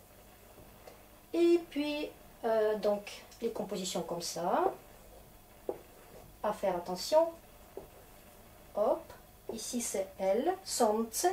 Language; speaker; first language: French; non-native, fluent; Russian